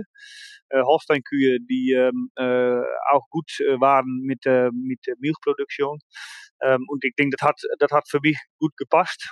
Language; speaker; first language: German; non-native, learner; Dutch